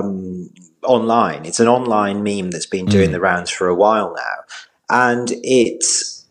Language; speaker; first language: English; native; English